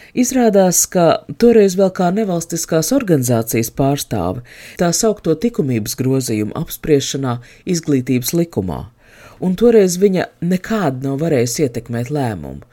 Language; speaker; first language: Latvian; native; Latvian